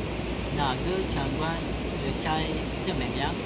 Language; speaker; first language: Chinese; non-native, learner; Malay